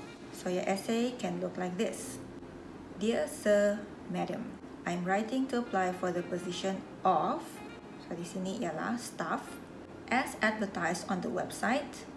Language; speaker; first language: English; non-native, local second language; Malay